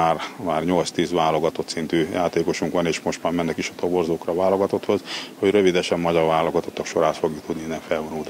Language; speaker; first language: Hungarian; native; Hungarian